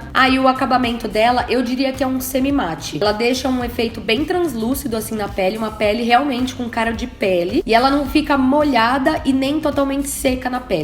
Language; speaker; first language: Portuguese; native; Portuguese